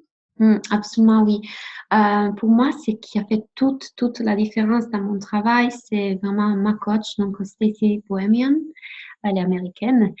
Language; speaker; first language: French; non-native, fluent; Italian